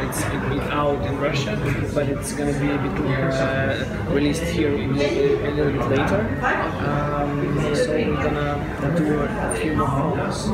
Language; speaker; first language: English; non-native, fluent; Russian